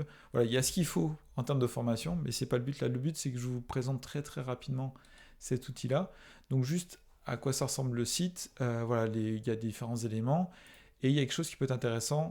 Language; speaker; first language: French; native; French